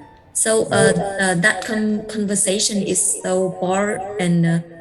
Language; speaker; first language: English; non-native, learner; Vietnamese